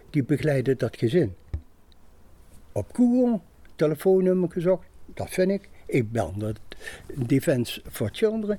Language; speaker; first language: Dutch; native; Dutch